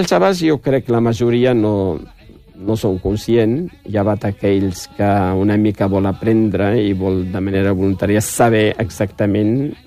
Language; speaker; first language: Catalan; non-native, fluent; Riffian